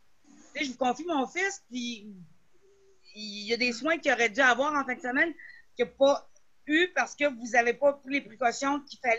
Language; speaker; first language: French; native; French